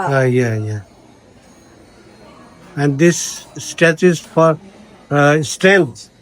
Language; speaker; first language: English; non-native, learner; Bangla